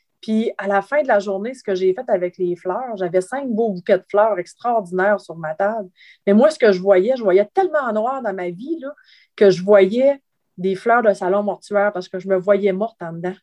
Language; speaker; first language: French; native; French